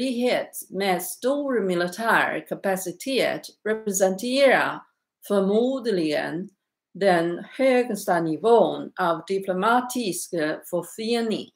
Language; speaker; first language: Swedish; non-native, learner; Chinese